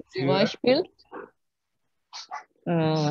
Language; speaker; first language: German; non-native, learner; Spanish